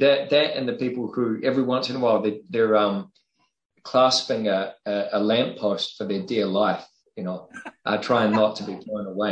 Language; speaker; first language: English; native; English